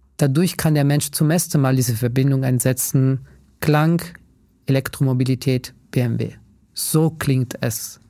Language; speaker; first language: German; non-native, fluent; Italian